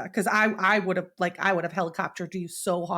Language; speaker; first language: English; native; English